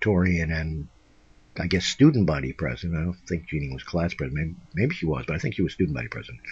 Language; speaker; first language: English; native; English